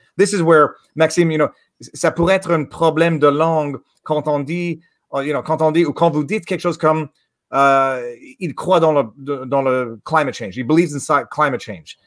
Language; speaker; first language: French; non-native, local second language; English